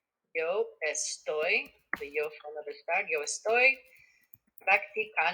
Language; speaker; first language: Spanish; non-native, fluent; English